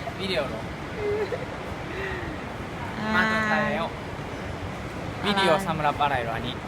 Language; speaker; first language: Thai; non-native, learner; Japanese